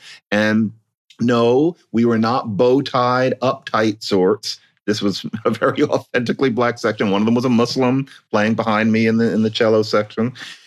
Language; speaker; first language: English; native; English